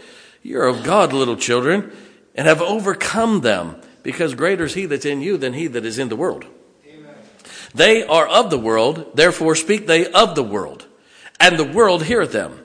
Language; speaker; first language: English; native; English